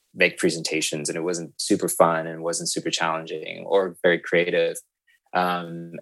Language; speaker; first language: English; native; English